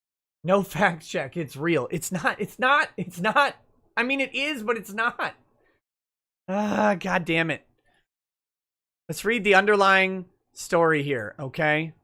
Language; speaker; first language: English; native; English